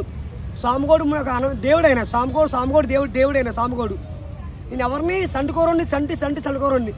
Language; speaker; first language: Telugu; native; Telugu